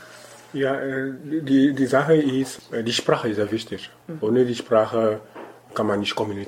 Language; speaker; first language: German; non-native, learner; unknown